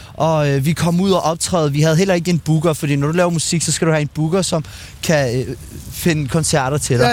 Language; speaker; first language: Danish; early bilingual, other home language; Albanian